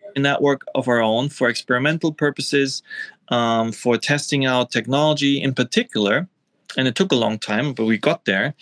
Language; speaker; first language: English; non-native, fluent; German